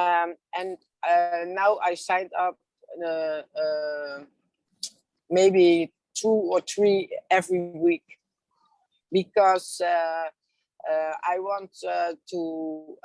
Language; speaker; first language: English; non-native, learner; Dutch